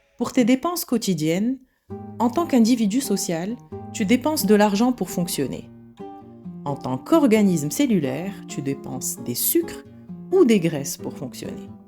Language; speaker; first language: French; native; French